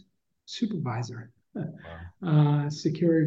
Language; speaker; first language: English; early bilingual, other home language; Persian